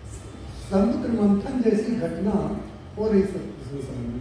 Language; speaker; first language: Hindi; native; Hindi